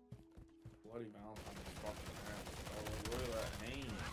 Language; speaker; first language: English; native; English